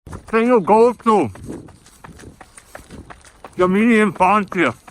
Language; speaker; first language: Portuguese; non-native, fluent; English